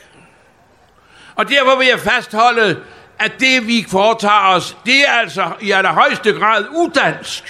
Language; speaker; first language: Danish; native; Danish